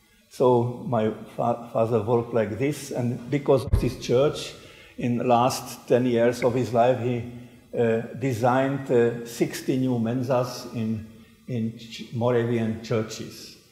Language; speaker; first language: English; non-native, fluent; Czech